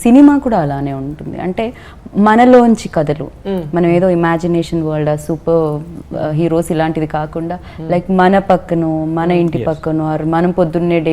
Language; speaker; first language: Telugu; native; Telugu